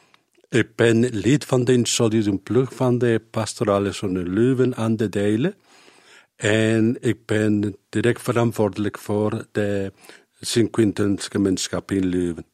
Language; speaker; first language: Dutch; non-native, learner; Spanish